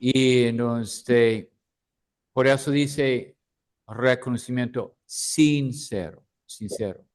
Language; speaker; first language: Spanish; non-native, fluent; English